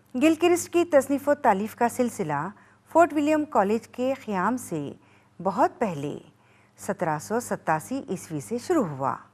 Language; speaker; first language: Urdu; native; Urdu